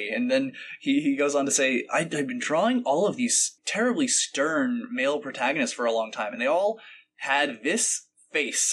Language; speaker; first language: English; native; English